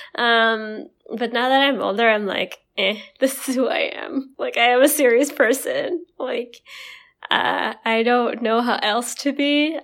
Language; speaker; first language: English; non-native, fluent; Indonesian